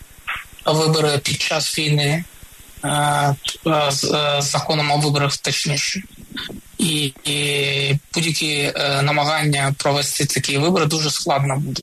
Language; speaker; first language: Ukrainian; non-native, local second language; Russian